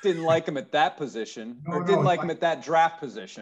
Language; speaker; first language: English; native; English